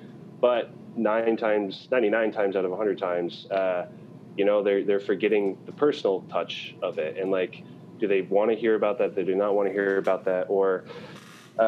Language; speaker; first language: English; native; English